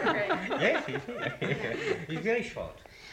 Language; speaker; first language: English; non-native, learner; French